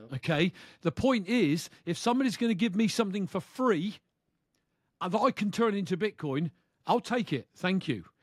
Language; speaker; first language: English; native; English